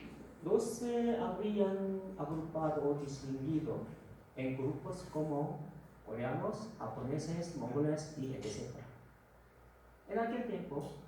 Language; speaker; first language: Spanish; non-native, fluent; Korean